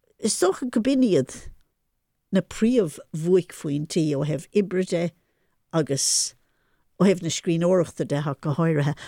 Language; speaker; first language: Irish; non-native, local second language; English